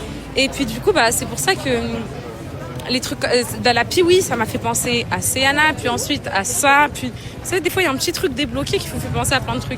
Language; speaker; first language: French; native; French